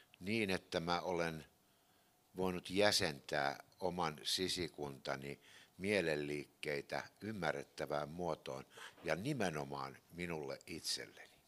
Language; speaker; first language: Finnish; native; Finnish